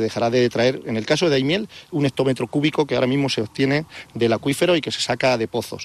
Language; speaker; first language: Spanish; native; Spanish